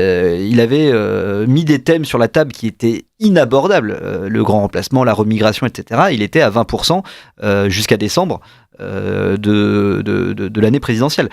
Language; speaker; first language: French; native; French